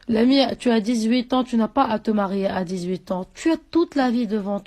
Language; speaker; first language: French; non-native, local second language; Arabic